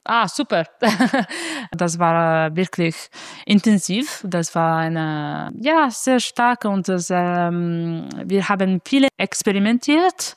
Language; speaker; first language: German; non-native, fluent; Italian